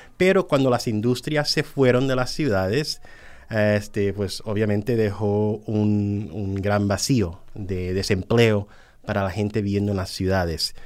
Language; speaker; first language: Spanish; early bilingual, heritage; English